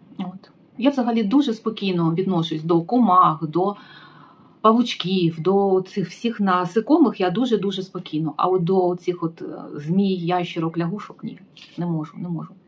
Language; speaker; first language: Ukrainian; native; Ukrainian